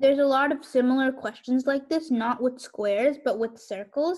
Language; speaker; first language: English; native; English